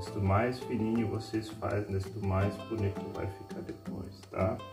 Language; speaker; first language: Portuguese; non-native, learner; German